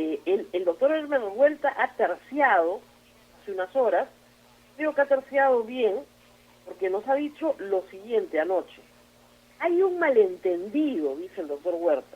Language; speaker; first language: Spanish; native; Spanish